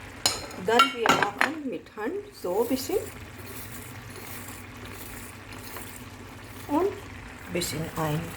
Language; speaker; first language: German; non-native, learner; Hindi